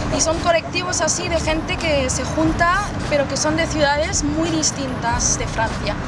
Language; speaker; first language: Spanish; non-native, fluent; French